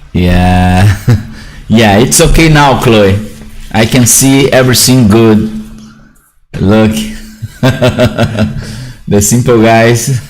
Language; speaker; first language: English; non-native, learner; Portuguese